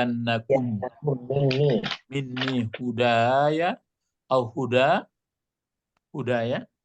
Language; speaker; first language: Arabic; non-native, fluent; Indonesian